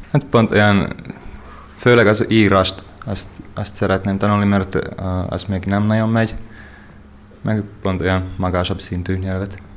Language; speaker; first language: Hungarian; non-native, fluent; Finnish